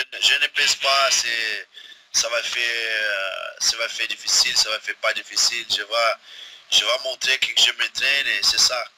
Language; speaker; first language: French; non-native, learner; Portuguese